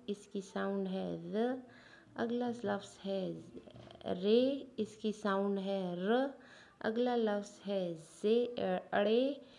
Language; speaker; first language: Urdu; native; Urdu